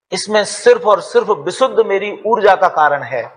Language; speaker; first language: Hindi; native; Hindi